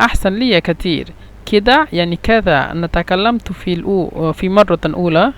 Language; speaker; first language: Egyptian Arabic; non-native, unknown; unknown